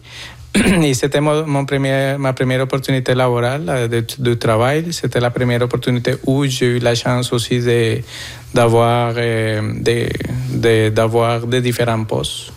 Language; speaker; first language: French; non-native, fluent; Spanish